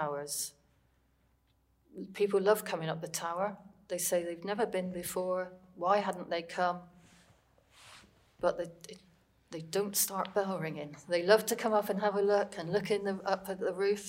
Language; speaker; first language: English; native; English